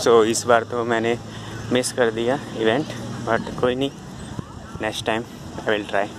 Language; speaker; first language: Hindi; native; Hindi